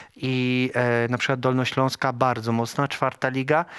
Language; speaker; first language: Polish; native; Polish